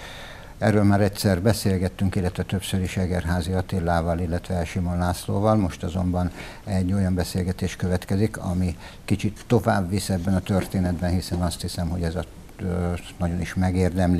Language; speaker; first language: Hungarian; native; Hungarian